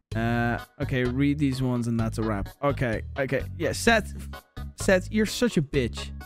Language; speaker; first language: English; native; English